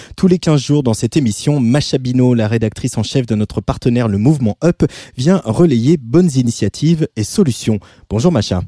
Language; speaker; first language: French; native; French